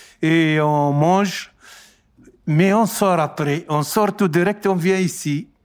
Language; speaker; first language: French; non-native, learner; Arabic